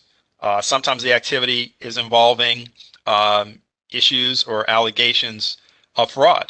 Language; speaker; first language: English; native; English